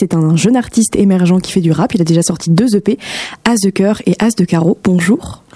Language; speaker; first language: French; native; French